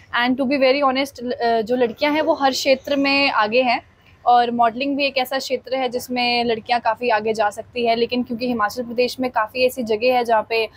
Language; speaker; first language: Hindi; native; Hindi